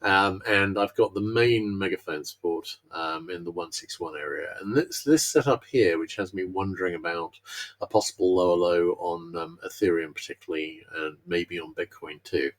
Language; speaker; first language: English; native; English